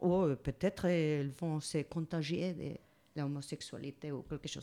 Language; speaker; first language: French; non-native, learner; Spanish